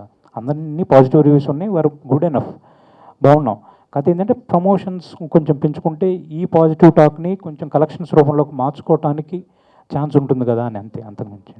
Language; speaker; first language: Telugu; native; Telugu